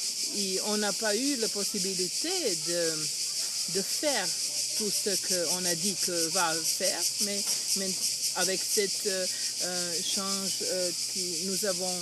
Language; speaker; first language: French; non-native, learner; Croatian